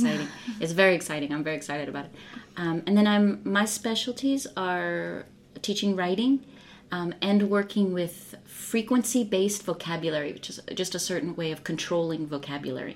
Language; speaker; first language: English; native; English